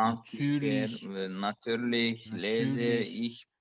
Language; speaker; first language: German; non-native, learner; Azerbaijani